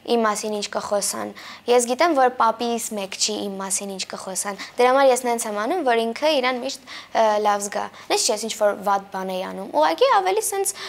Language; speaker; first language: Armenian; early bilingual, heritage; Armenian